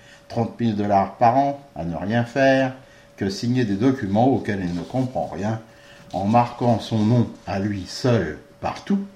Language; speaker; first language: French; native; French